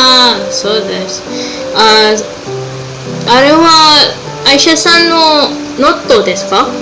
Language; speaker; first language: Japanese; non-native, learner; Malay